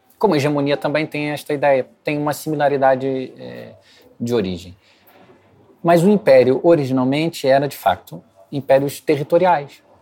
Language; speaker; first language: Portuguese; native; Portuguese